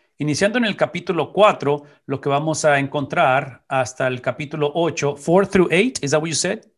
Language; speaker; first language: Spanish; native; Spanish